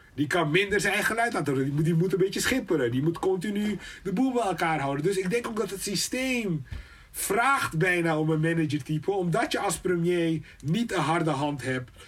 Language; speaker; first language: Dutch; native; Dutch